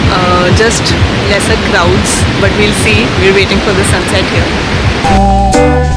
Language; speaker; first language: English; non-native, local second language; Hindi